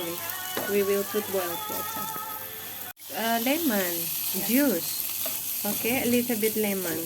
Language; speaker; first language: English; non-native, fluent; Indonesian